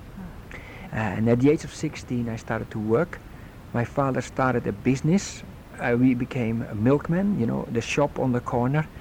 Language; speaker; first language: English; non-native, fluent; Dutch